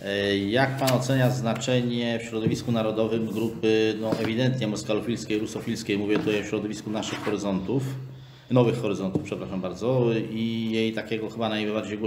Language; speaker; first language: Polish; native; Polish